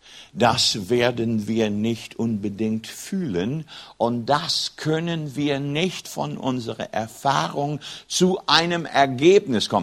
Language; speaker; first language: German; non-native, fluent; English